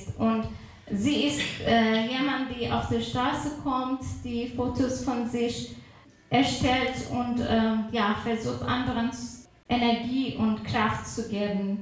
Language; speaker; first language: German; non-native, fluent; Persian